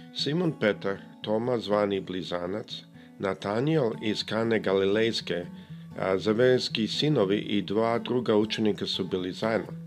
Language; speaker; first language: Serbian; early bilingual, heritage; Serbian